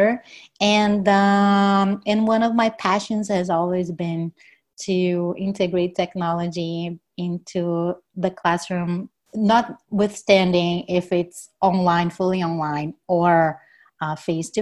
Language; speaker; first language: English; non-native, fluent; Portuguese